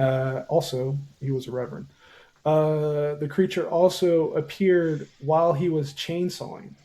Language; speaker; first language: English; native; English